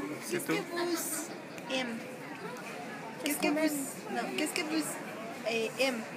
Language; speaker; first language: French; non-native, learner; Spanish